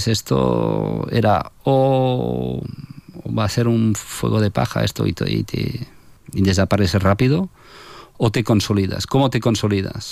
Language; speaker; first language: Spanish; non-native, fluent; French